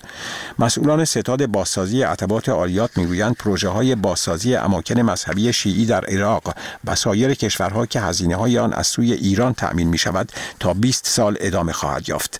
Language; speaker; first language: Persian; native; Persian